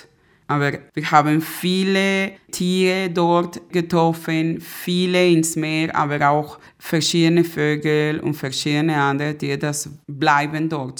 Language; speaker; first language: German; non-native, fluent; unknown